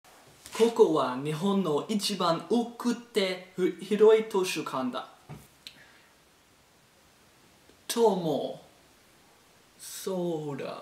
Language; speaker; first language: Japanese; non-native, learner; English